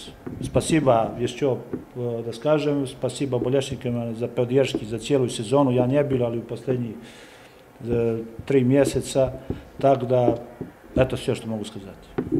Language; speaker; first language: Russian; non-native, learner; Serbian